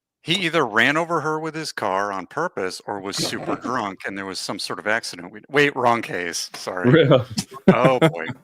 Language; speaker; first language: English; native; English